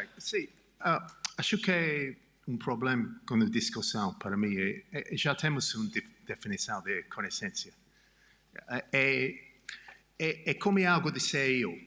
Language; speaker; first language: Portuguese; non-native, learner; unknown